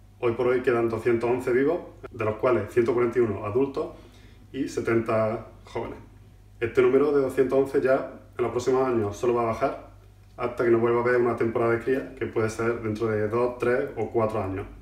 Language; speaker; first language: Spanish; native; Spanish